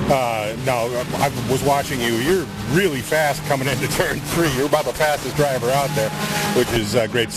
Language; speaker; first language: English; native; English